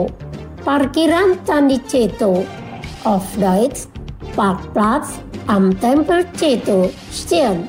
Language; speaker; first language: German; non-native, fluent; Indonesian